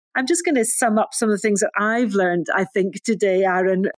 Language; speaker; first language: English; native; English